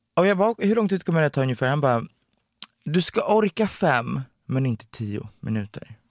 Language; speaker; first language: Swedish; native; Swedish